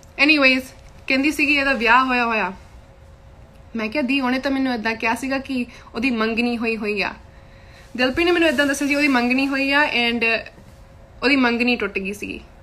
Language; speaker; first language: Punjabi; early bilingual, heritage; Punjabi